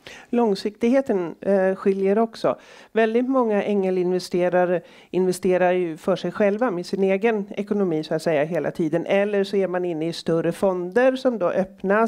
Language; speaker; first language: Swedish; native; Swedish